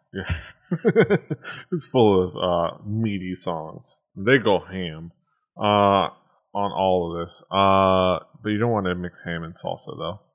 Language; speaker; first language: English; native; English